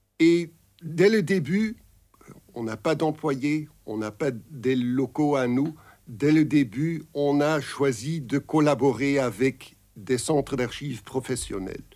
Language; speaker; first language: French; non-native, local second language; Dutch